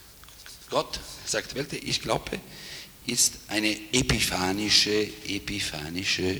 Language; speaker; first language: German; non-native, fluent; Italian